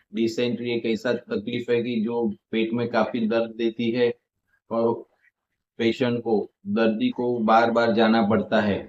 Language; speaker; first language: Hindi; non-native, local second language; Gujarati